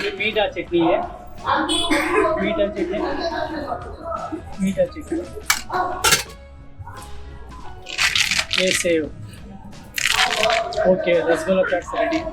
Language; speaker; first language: Hindi; non-native, local second language; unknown